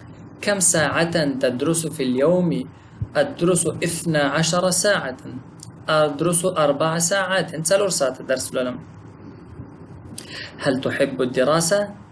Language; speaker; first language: Arabic; non-native, fluent; Pashto